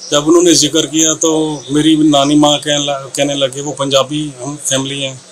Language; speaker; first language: Hindi; native; Hindi